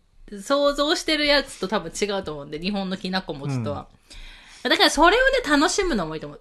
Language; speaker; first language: Japanese; native; Japanese